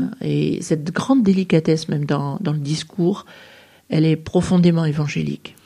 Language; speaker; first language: French; native; French